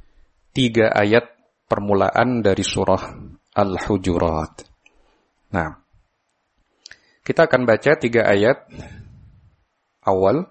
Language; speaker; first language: Indonesian; native; Indonesian